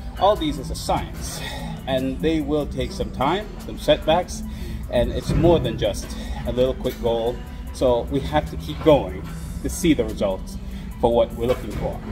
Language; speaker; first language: English; native; English